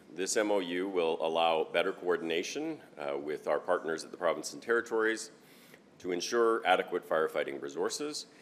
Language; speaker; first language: English; native; English